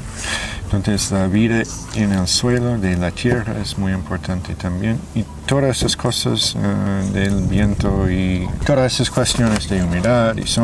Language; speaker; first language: Spanish; non-native, fluent; English